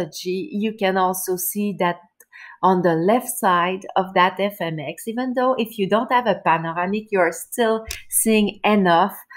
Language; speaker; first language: English; non-native, fluent; French